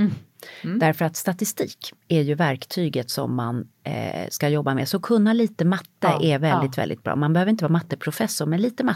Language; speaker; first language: Swedish; native; Swedish